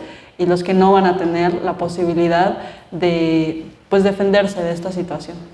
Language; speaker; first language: Spanish; native; Spanish